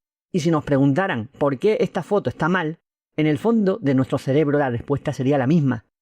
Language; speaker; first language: Spanish; native; Spanish